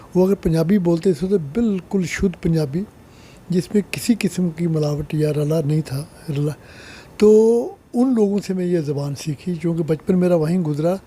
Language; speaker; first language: Hindi; non-native, local second language; Punjabi